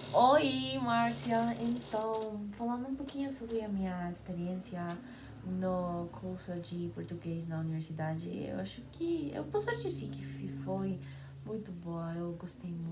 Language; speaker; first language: Portuguese; non-native, learner; Spanish